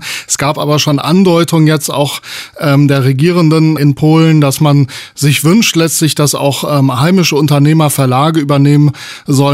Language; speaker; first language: German; native; German